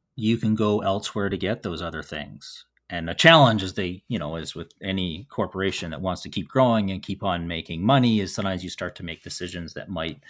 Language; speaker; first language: English; native; English